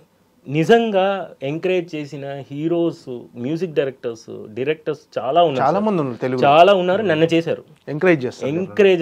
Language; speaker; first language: Telugu; non-native, local second language; Tamil